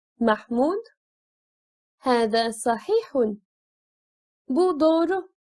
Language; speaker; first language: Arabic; non-native, fluent; Turkish